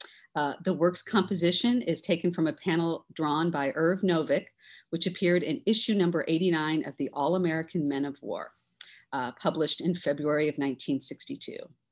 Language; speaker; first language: English; native; English